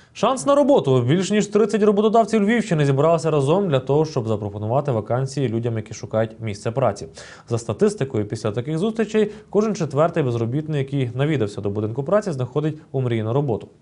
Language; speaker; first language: Ukrainian; native; Ukrainian